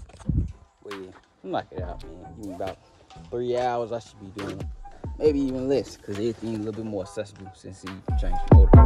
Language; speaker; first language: English; native; English